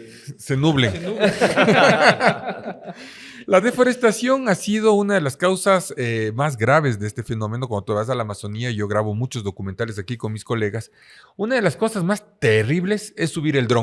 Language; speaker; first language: Spanish; native; Spanish